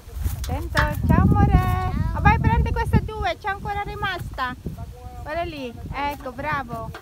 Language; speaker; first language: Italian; non-native, learner; Filipino